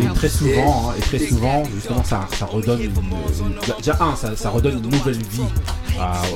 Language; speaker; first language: French; native; French